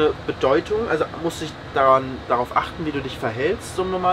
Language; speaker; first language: German; native; German